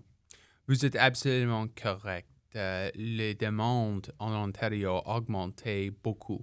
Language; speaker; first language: French; non-native, local second language; English